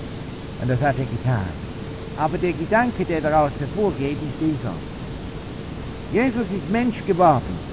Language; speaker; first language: German; non-native, fluent; English